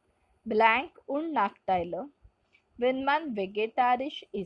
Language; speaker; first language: German; non-native, fluent; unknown